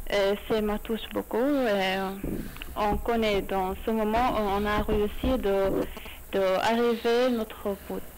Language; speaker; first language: French; non-native, learner; Arabic